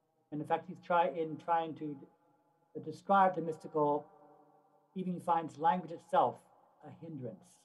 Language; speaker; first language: English; native; English